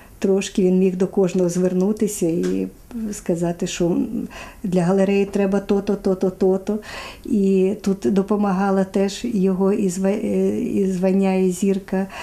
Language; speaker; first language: Ukrainian; native; Ukrainian